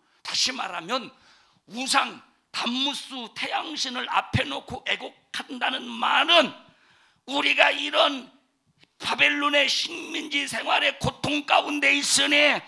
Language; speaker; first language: Korean; native; Korean